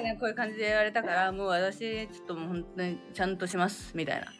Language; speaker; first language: Japanese; native; Japanese